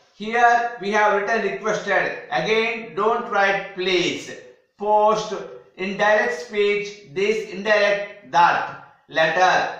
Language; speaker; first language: English; non-native, local second language; Telugu